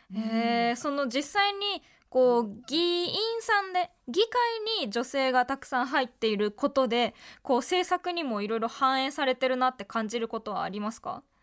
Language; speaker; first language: Japanese; native; Japanese